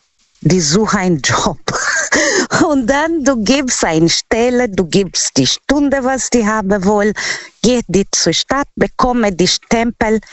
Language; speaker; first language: German; non-native, learner; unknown